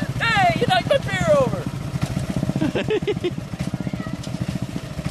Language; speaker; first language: English; native; English